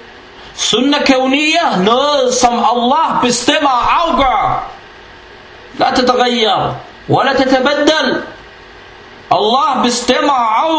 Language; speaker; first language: Danish; non-native, fluent; Arabic